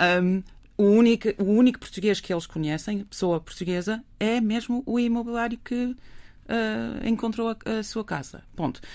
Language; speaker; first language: Portuguese; non-native, fluent; English